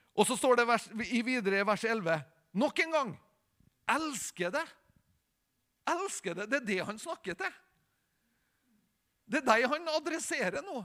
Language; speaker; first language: Norwegian; native; Norwegian